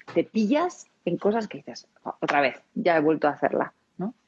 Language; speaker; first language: Spanish; non-native, local second language; Basque